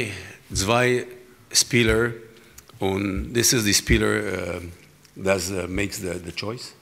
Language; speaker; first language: German; non-native, learner; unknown